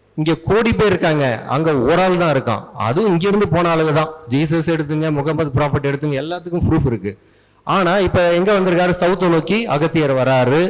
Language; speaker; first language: Tamil; native; Tamil